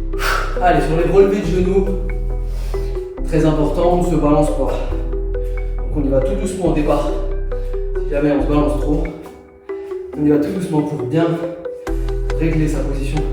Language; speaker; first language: French; native; French